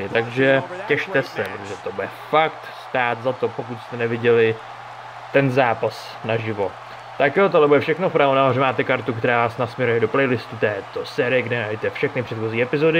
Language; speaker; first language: Czech; native; Czech